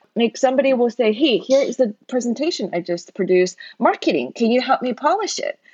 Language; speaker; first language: English; non-native, fluent; Chinese